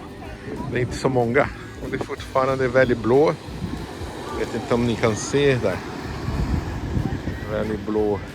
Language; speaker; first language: Swedish; non-native, fluent; Portuguese